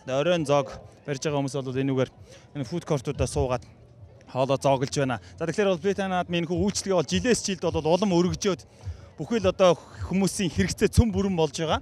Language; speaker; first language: Mongolian; native; Mongolian